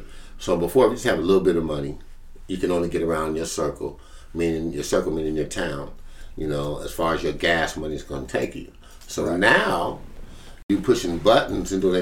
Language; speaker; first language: English; native; English